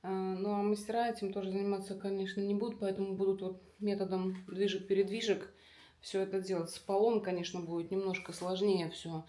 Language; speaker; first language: Russian; native; Russian